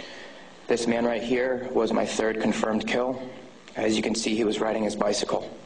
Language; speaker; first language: English; native; English